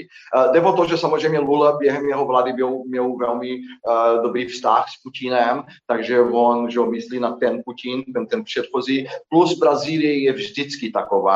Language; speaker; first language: Czech; non-native, fluent; Portuguese